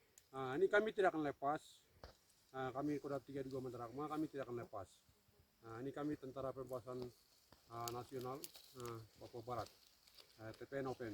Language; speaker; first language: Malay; non-native, local second language; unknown